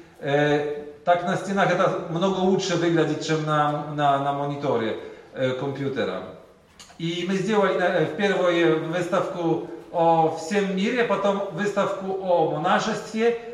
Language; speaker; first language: Russian; non-native, learner; Polish